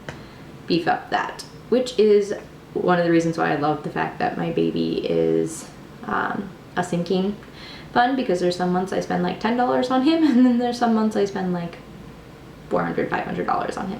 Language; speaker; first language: English; native; English